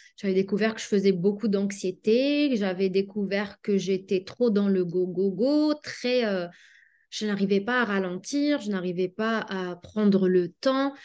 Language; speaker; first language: French; non-native, local second language; Arabic